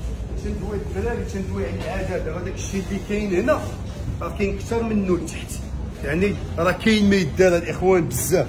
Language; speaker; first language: Arabic; native; Arabic